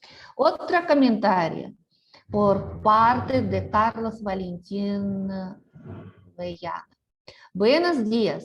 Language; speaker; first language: Spanish; non-native, fluent; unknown